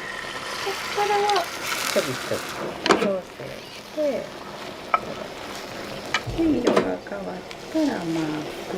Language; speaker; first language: Japanese; native; Japanese